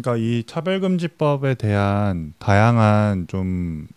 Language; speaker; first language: Korean; native; Korean